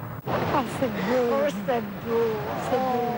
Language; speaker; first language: French; non-native, fluent; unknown